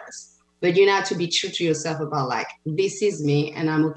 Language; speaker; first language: English; non-native, fluent; French